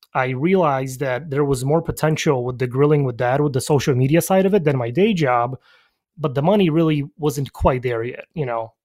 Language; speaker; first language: English; early bilingual, other home language; Polish